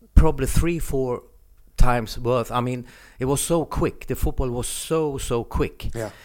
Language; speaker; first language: English; non-native, fluent; Swedish